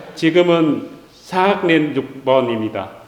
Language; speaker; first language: Korean; non-native, learner; Vietnamese